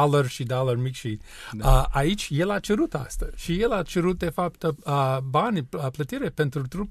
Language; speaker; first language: Romanian; non-native, learner; English